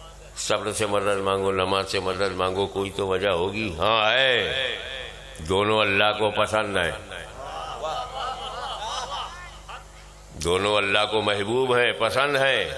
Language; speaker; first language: Urdu; native; Urdu